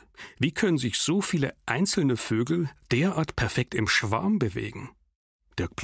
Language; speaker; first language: German; native; German